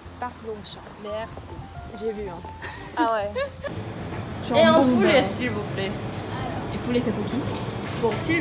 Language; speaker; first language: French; non-native, learner; Korean